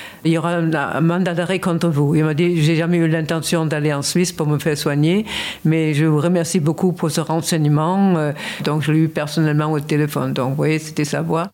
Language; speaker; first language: French; non-native, fluent; German